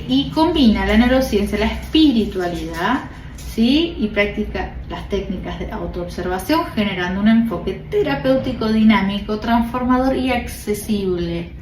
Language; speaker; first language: Spanish; native; Spanish